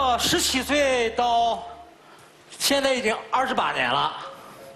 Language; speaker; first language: Chinese; native; Chinese